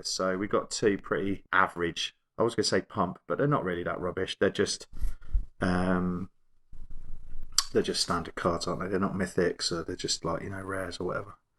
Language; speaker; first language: English; native; English